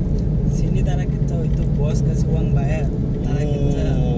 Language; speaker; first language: Indonesian; non-native, learner; Maithili